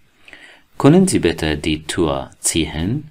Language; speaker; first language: German; non-native, learner; Persian